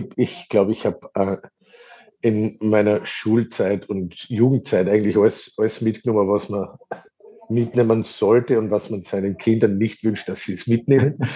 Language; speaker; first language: German; native; German